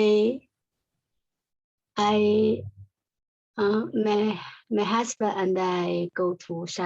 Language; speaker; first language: English; non-native, learner; Chinese